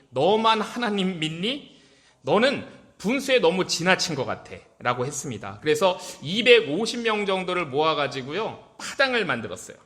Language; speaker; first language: Korean; native; Korean